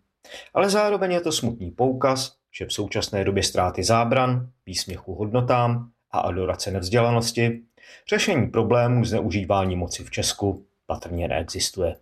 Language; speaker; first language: Czech; native; Czech